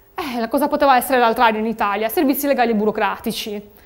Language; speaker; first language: Italian; native; Italian